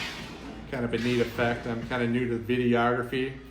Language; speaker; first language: English; native; English